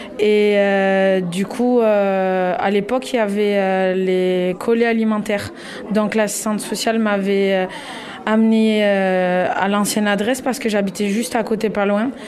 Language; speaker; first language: French; native; French